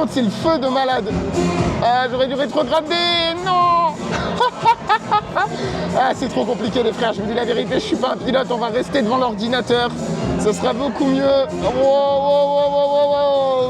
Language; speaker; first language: French; native; French